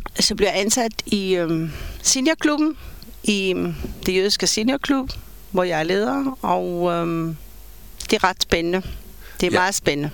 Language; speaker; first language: Danish; non-native, fluent; Hebrew